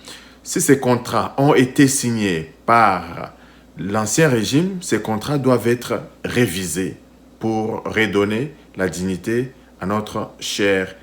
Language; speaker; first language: French; non-native, local second language; Lingala